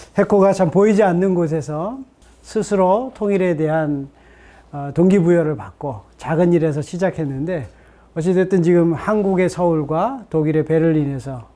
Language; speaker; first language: Korean; native; Korean